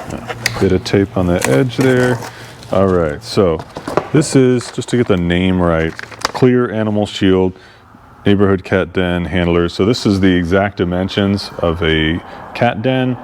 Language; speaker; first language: English; native; English